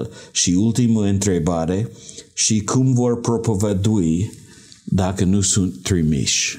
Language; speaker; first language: Romanian; non-native, learner; English